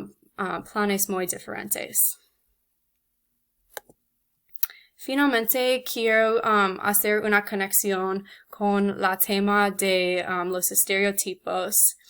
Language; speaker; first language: Spanish; non-native, learner; English